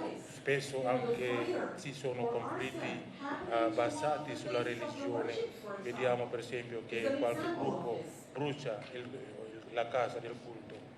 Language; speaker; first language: Italian; non-native, fluent; Indonesian